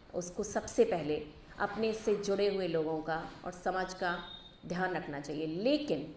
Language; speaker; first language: Hindi; native; Hindi